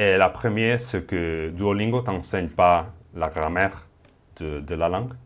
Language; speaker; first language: French; non-native, fluent; Spanish